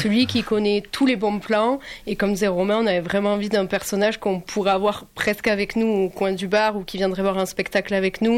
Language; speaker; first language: French; native; French